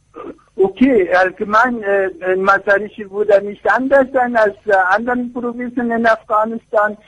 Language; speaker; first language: German; non-native, fluent; Persian